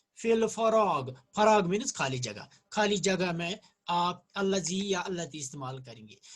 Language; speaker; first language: Urdu; non-native, local second language; Kashmiri